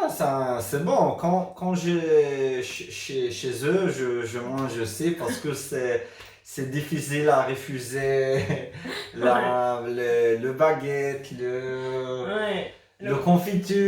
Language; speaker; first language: French; non-native, learner; Hebrew